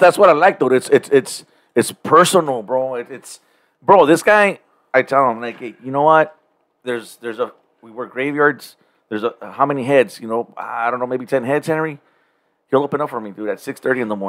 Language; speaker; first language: English; early bilingual, other home language; Spanish